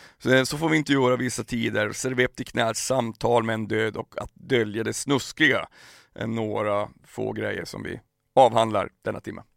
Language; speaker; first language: Swedish; native; Swedish